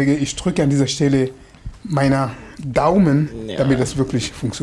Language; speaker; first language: German; non-native, fluent; Swahili